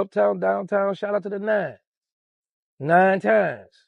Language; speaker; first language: English; native; English